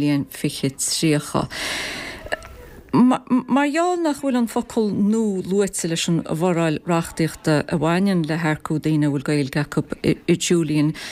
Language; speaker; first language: Irish; native; Irish